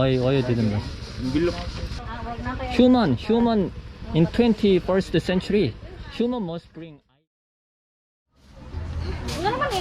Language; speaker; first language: English; non-native, learner; Korean